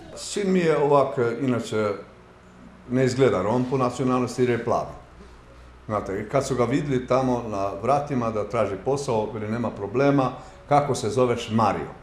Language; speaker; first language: Bosnian; non-native, local second language; Romanian